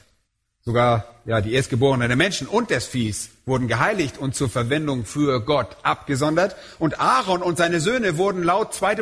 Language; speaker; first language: German; native; German